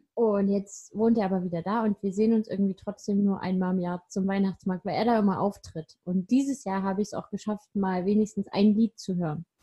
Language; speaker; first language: German; native; German